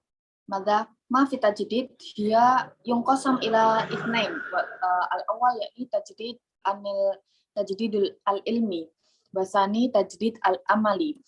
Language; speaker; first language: Arabic; non-native, learner; Indonesian